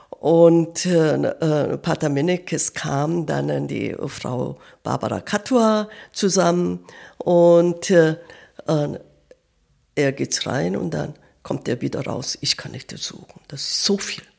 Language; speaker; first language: German; non-native, learner; Korean